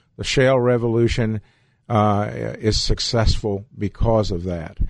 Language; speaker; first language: English; native; English